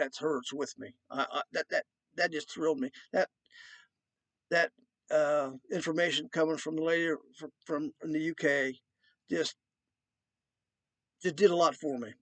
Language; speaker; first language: English; native; English